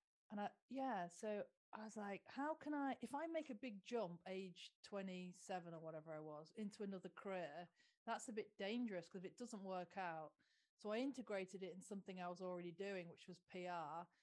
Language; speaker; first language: English; native; English